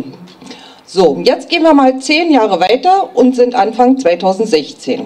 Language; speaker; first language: German; native; German